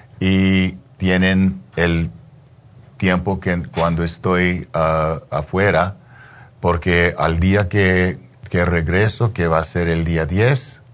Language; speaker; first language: Spanish; early bilingual, heritage; English